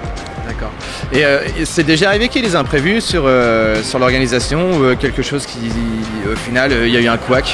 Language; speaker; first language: French; native; French